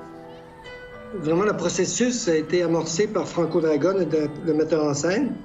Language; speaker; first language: French; native; French